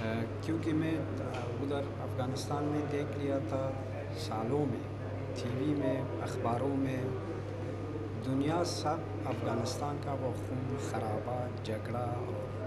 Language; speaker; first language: Hindi; non-native, fluent; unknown